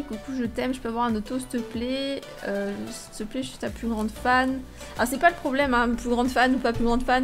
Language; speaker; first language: French; native; French